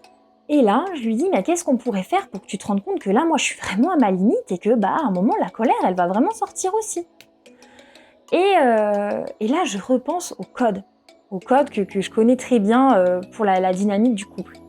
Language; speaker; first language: French; native; French